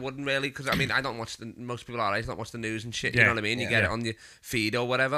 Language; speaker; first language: English; native; English